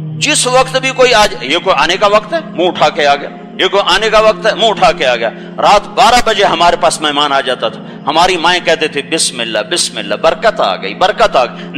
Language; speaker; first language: Urdu; non-native, local second language; Punjabi